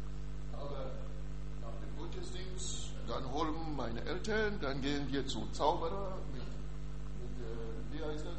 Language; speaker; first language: German; non-native, learner; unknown